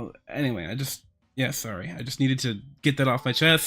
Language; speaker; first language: English; native; English